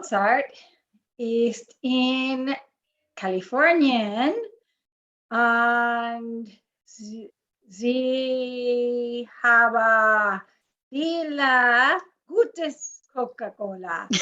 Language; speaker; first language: German; non-native, learner; English